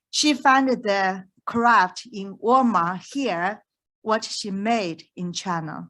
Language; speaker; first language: English; non-native, fluent; Chinese